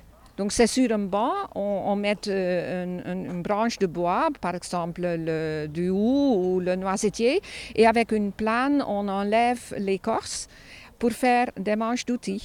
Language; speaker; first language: French; non-native, fluent; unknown